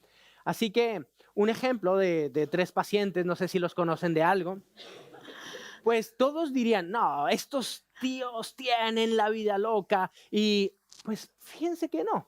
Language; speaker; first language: Spanish; native; Spanish